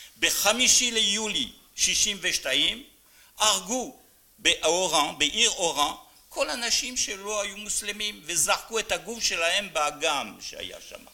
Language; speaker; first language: Hebrew; non-native, fluent; French